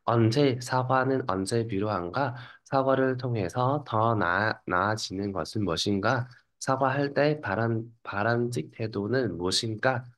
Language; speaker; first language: Korean; non-native, fluent; Vietnamese